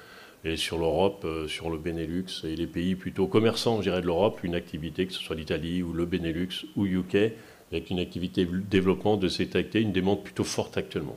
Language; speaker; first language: French; native; French